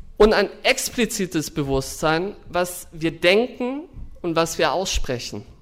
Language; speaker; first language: German; native; German